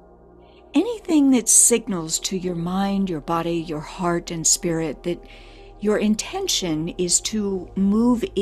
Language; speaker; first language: English; native; English